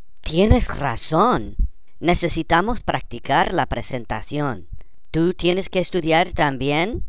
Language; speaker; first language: Spanish; non-native, learner; English